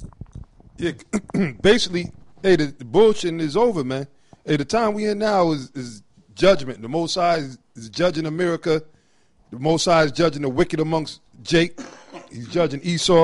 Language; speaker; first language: English; native; English